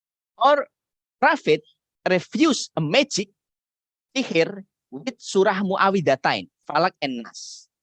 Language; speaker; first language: English; non-native, learner; Indonesian